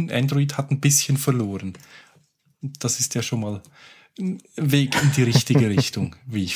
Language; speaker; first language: German; native; German